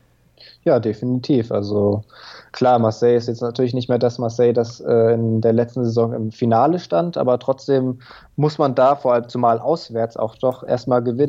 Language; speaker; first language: German; native; German